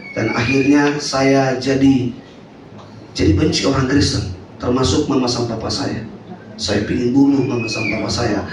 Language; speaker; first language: Indonesian; native; Indonesian